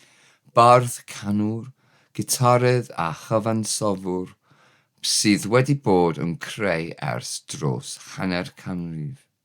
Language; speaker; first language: Welsh; non-native, learner; English